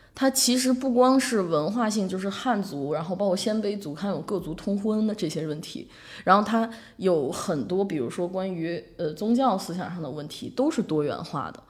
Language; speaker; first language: Chinese; native; Chinese